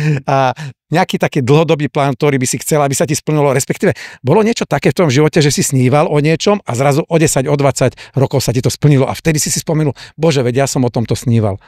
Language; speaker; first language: Slovak; native; Slovak